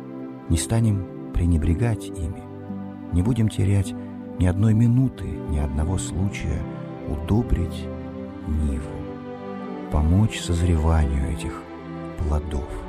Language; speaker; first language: Russian; native; Russian